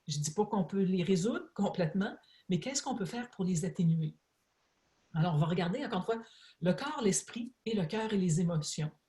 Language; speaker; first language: French; native; French